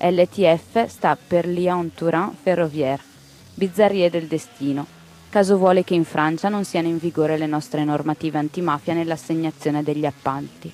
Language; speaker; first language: Italian; native; Italian